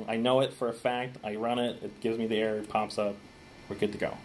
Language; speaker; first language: English; native; English